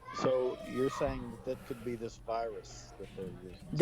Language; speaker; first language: English; native; English